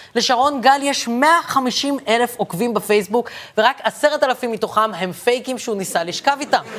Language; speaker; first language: Hebrew; early bilingual, other home language; Arabic